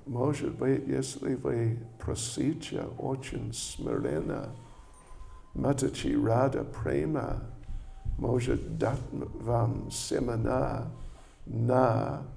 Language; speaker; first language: Russian; non-native, learner; English